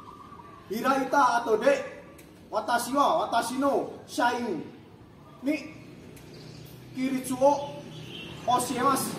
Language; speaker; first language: Japanese; non-native, learner; Indonesian